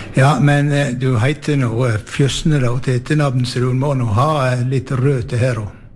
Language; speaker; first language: Norwegian; native; Norwegian